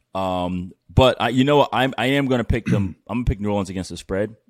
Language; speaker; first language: English; native; English